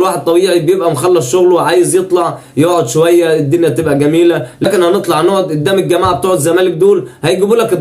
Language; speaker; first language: Arabic; native; Arabic